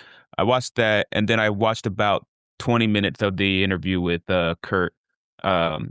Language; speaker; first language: English; native; English